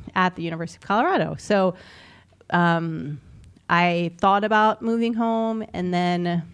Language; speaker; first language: English; native; English